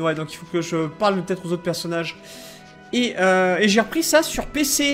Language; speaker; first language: French; native; French